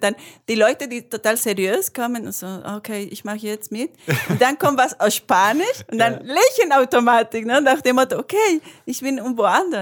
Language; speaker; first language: German; non-native, learner; Spanish